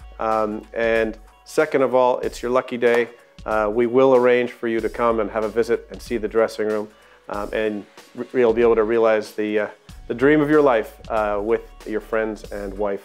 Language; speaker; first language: English; native; English